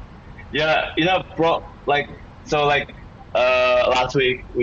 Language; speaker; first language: English; non-native, fluent; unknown